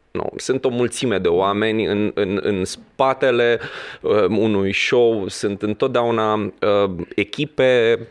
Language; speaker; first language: Romanian; non-native, local second language; Hungarian